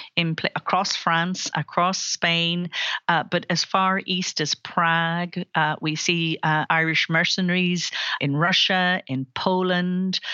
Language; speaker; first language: English; native; English